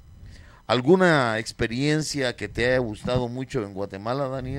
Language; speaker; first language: Spanish; native; Spanish